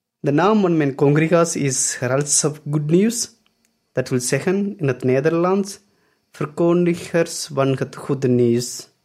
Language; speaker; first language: Dutch; non-native, fluent; Tamil